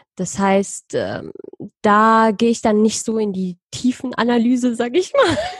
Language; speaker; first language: German; early bilingual, other home language; Persian